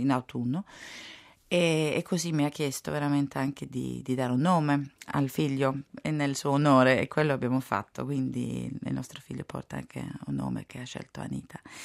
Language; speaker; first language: Italian; non-native, fluent; Swedish